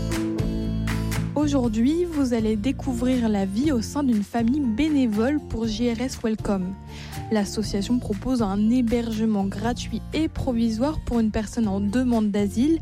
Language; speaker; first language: French; native; French